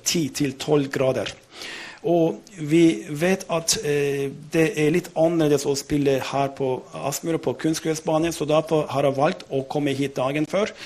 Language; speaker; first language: Norwegian; non-native, fluent; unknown